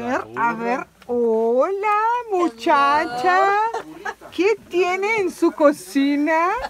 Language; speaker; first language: Spanish; non-native, learner; Portuguese